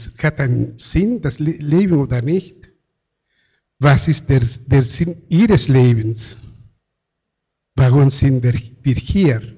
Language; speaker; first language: German; non-native, fluent; Spanish